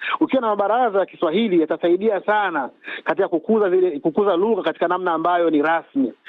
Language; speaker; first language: Swahili; native; Swahili